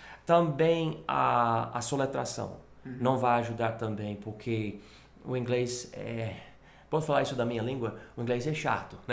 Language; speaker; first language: Portuguese; non-native, fluent; English